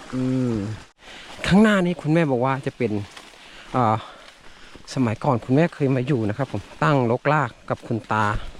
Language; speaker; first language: Thai; non-native, local second language; Karen languages